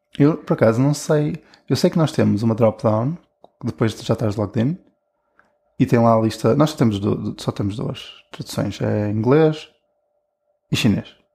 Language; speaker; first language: Portuguese; native; Portuguese